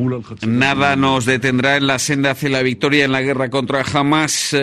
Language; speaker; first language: Spanish; native; Spanish